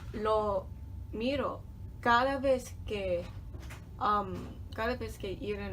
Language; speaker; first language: Spanish; non-native, learner; English